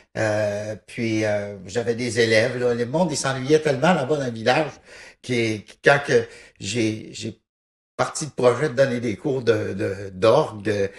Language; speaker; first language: French; native; French